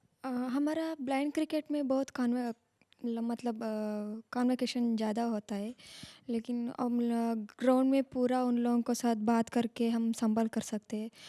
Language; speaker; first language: Hindi; non-native, local second language; Kannada